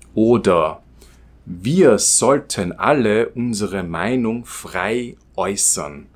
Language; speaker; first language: German; non-native, fluent; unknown